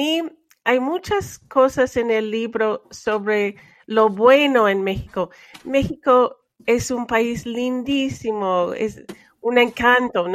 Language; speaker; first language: Spanish; non-native, fluent; English